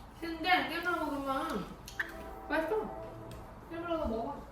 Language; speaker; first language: Korean; native; Korean